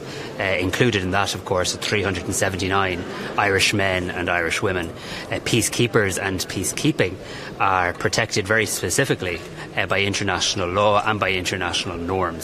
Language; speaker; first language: English; native; English